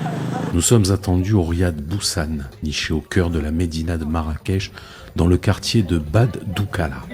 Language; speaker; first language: French; native; French